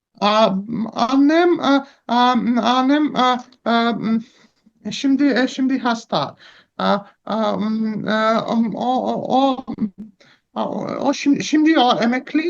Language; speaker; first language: Turkish; non-native, learner; Russian